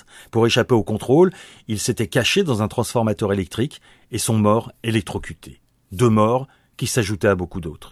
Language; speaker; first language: French; native; French